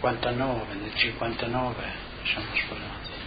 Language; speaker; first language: Italian; non-native, local second language; Slovenian